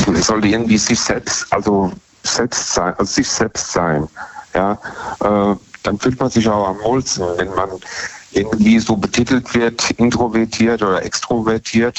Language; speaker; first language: German; native; German